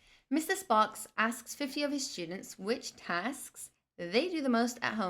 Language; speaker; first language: English; non-native, fluent; Turkish